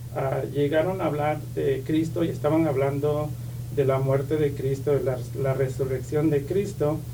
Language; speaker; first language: Spanish; native; Spanish